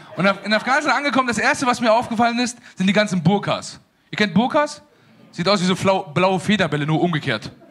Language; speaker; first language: German; early bilingual, other home language; Persian